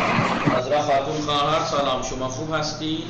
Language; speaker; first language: Persian; non-native, fluent; Urdu